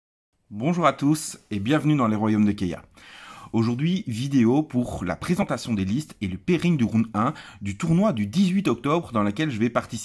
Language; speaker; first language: French; native; French